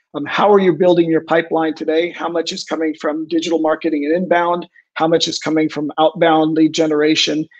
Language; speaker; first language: English; native; English